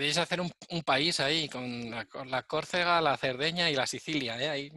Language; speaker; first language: Spanish; native; Spanish